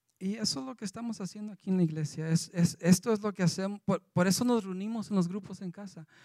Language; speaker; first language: Spanish; early bilingual, heritage; Spanish